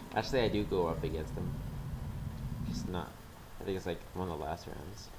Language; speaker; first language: English; native; English